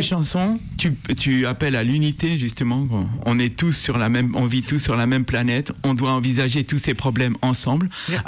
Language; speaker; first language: French; native; French